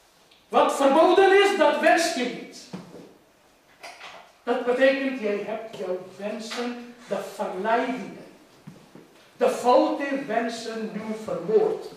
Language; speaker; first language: Dutch; non-native, fluent; Urdu